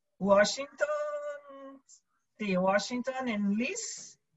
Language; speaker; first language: Spanish; non-native, learner; Portuguese